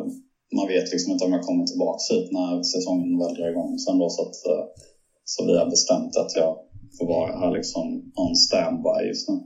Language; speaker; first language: Swedish; native; Swedish